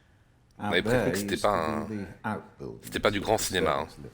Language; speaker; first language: French; native; French